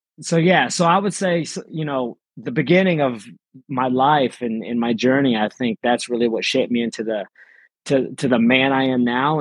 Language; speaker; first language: English; native; English